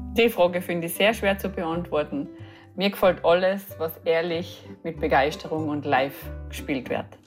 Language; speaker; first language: German; native; German